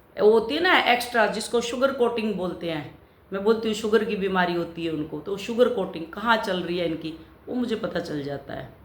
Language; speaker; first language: Hindi; native; Hindi